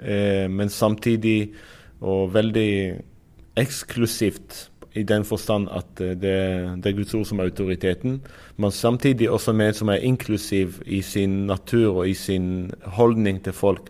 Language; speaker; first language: Norwegian; non-native, fluent; Arabic